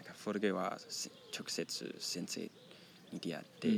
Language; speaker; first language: Japanese; non-native, learner; Danish